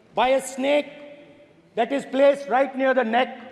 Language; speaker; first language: English; non-native, local second language; Hindi